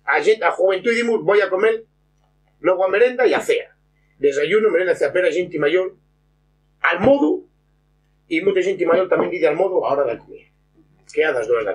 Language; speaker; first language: Spanish; non-native, local second language; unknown